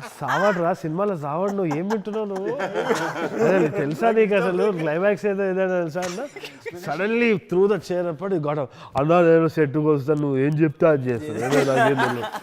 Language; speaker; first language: Telugu; native; Telugu